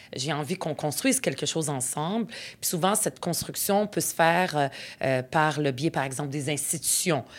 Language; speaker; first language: French; early bilingual, other home language; Arabic